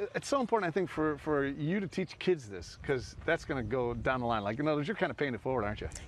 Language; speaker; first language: English; native; English